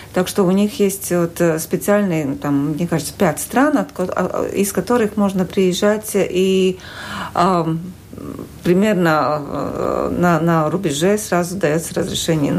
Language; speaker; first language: Russian; non-native, local second language; Latvian